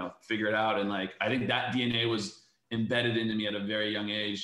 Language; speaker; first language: English; native; English